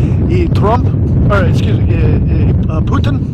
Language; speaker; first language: Russian; non-native, learner; English